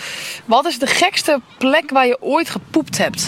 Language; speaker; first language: Dutch; native; Dutch